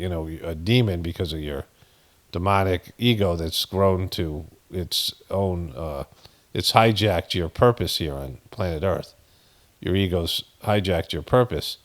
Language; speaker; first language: English; native; English